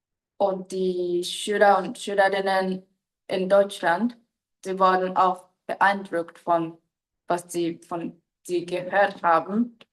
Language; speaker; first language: German; non-native, fluent; Japanese